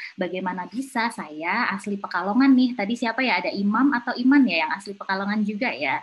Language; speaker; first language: Indonesian; native; Indonesian